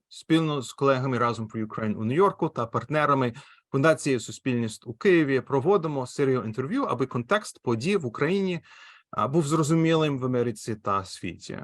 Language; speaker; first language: Ukrainian; non-native, fluent; English